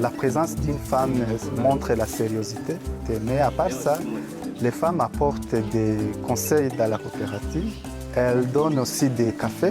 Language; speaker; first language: French; non-native, local second language; Rundi